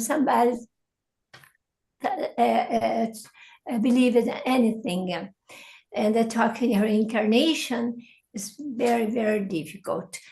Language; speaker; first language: English; non-native, learner; Portuguese